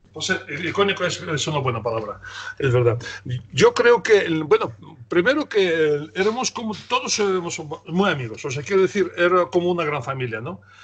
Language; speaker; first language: Spanish; non-native, fluent; Russian